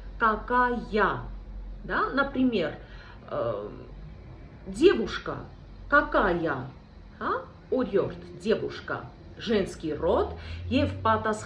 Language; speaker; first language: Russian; non-native, fluent; Armenian